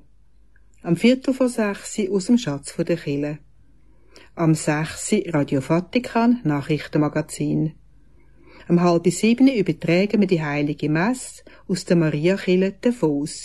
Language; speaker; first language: German; native; German